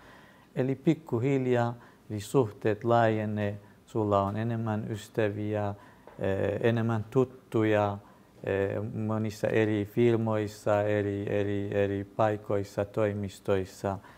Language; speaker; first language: Finnish; non-native, fluent; Kurdish